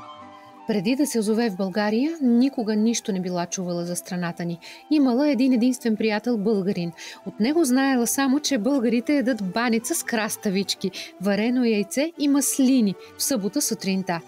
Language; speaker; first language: Bulgarian; native; Bulgarian